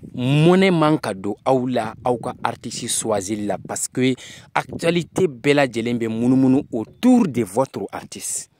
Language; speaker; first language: French; non-native, local second language; Bambara